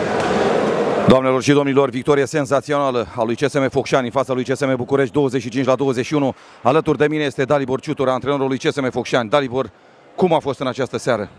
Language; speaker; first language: Romanian; native; Romanian